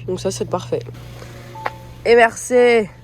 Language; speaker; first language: French; native; French